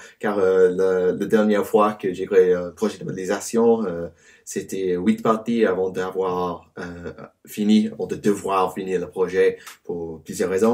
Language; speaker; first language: French; non-native, learner; English